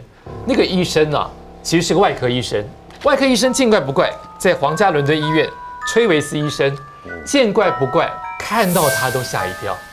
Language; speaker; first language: Chinese; native; Chinese